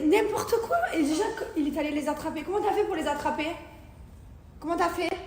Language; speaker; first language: French; native; French